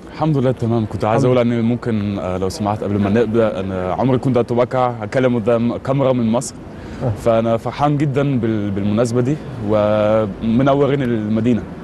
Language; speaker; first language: Arabic; early bilingual, heritage; Arabic